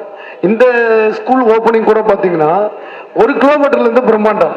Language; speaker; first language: Tamil; native; Tamil